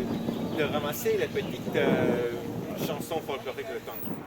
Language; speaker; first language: French; non-native, fluent; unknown